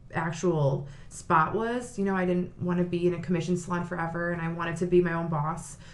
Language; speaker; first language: English; native; English